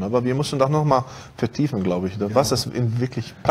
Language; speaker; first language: German; non-native, fluent; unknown